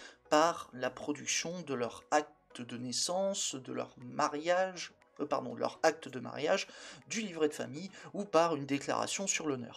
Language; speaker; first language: French; native; French